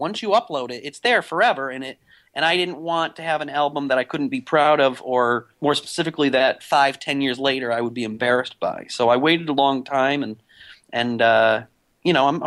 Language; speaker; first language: English; native; English